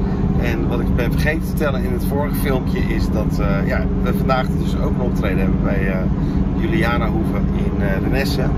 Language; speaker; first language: Dutch; native; Dutch